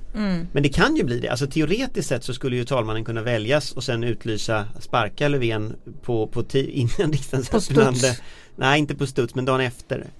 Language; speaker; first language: Swedish; native; Swedish